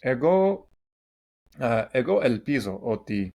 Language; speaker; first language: Greek; non-native, fluent; English